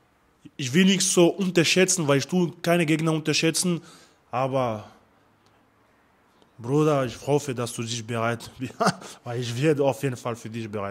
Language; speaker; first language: German; non-native, learner; French